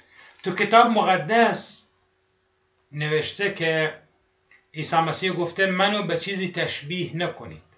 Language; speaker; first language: Persian; non-native, fluent; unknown